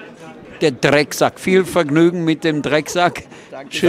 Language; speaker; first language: German; native; German